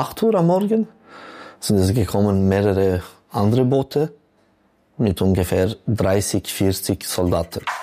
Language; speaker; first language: German; non-native, local second language; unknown